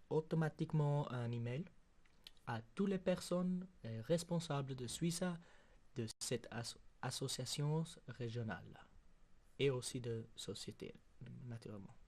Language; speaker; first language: French; non-native, local second language; German